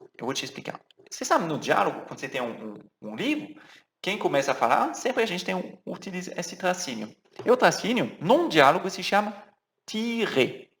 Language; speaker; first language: Portuguese; non-native, fluent; French